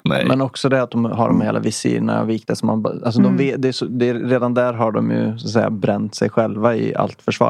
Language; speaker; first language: Swedish; native; Swedish